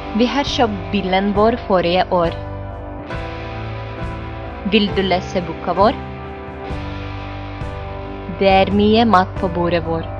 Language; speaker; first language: Norwegian; non-native, fluent; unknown